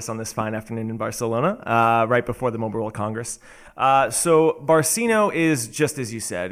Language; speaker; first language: English; native; English